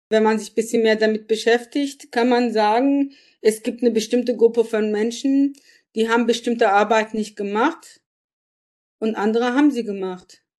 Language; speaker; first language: German; early bilingual, other home language; Turkish